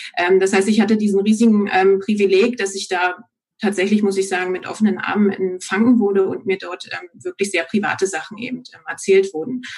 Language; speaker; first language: German; native; German